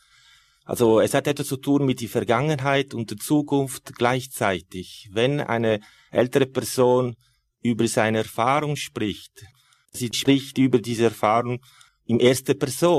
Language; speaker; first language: German; non-native, fluent; Italian